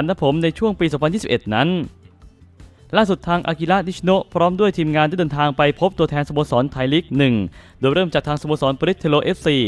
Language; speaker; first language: Thai; native; Thai